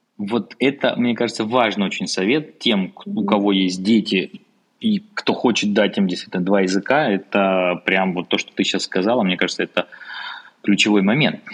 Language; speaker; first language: Russian; native; Russian